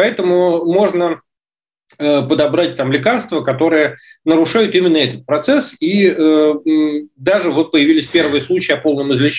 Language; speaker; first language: Russian; native; Russian